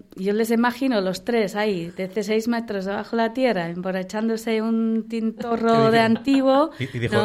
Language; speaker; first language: Spanish; non-native, fluent; English